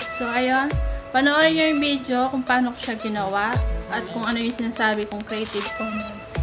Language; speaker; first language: Filipino; non-native, local second language; Pampanga